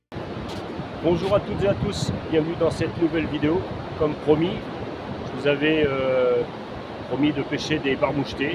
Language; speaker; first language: French; native; French